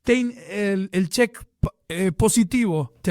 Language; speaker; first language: Portuguese; non-native, fluent; Spanish